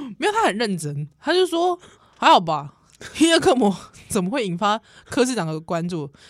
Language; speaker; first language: Chinese; native; Chinese